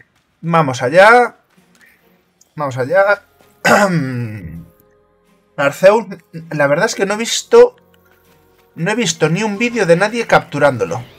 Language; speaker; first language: Spanish; native; Spanish